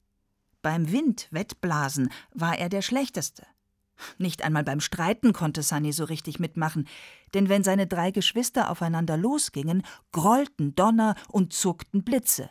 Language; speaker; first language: German; native; German